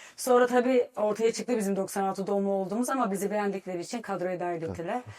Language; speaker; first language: Turkish; native; Turkish